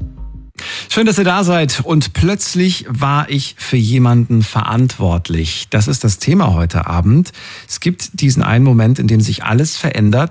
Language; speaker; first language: German; native; German